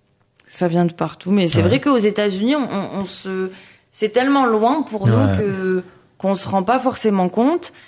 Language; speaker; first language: French; native; French